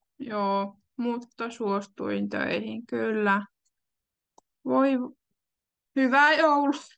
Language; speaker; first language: Finnish; native; Finnish